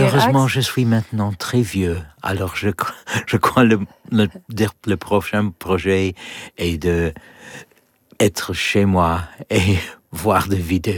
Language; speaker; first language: French; non-native, learner; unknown